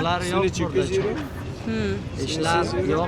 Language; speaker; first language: Turkish; non-native, learner; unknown